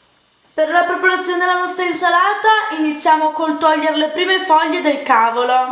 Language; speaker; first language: Italian; native; Italian